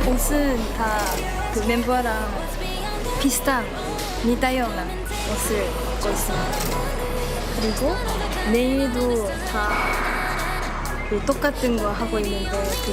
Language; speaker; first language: Korean; non-native, fluent; Japanese